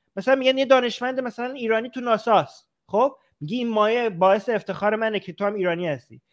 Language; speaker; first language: Persian; native; Persian